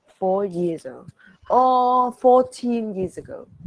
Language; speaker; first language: English; non-native, learner; Vietnamese